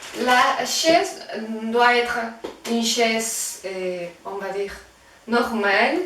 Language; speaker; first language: French; non-native, fluent; Spanish